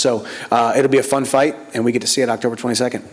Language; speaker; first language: English; native; English